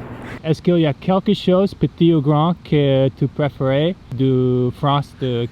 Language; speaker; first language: French; non-native, local second language; English